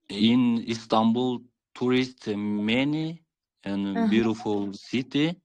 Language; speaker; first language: English; non-native, learner; Kyrgyz